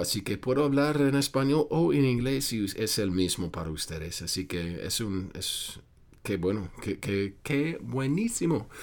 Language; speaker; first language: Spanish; non-native, fluent; English